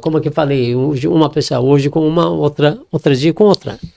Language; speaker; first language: Portuguese; non-native, learner; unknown